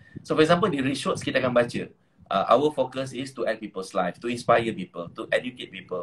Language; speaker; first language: English; non-native, local second language; Malay